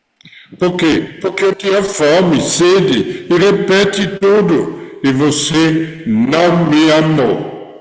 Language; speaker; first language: Portuguese; non-native, fluent; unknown